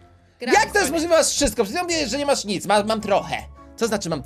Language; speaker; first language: Polish; native; Polish